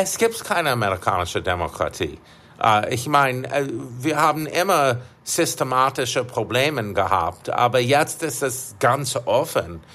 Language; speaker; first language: German; non-native, fluent; English